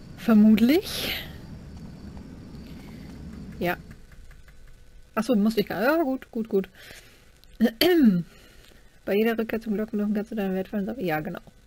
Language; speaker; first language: German; native; German